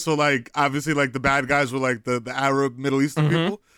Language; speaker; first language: English; early bilingual, other home language; Spanish